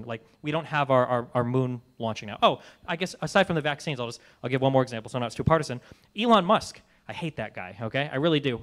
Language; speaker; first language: English; native; English